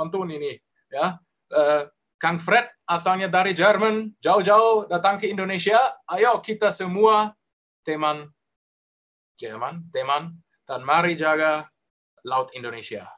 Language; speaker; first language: Indonesian; non-native, learner; German